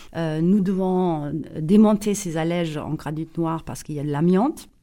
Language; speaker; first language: French; non-native, fluent; German